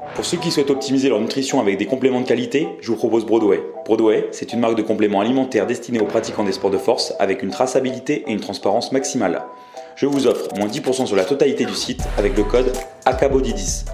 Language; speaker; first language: French; native; French